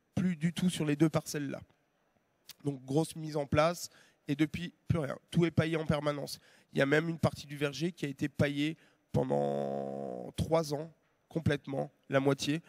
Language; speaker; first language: French; native; French